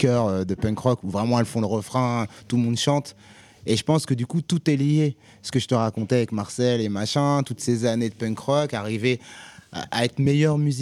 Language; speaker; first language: French; native; French